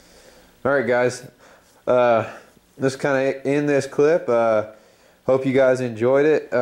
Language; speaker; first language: English; native; English